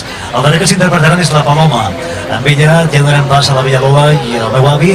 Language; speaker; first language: Catalan; native; Catalan